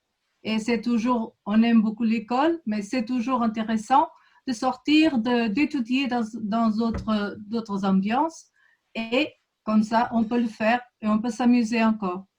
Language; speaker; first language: French; non-native, fluent; Portuguese